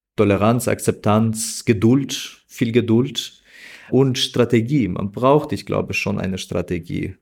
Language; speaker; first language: German; non-native, fluent; Albanian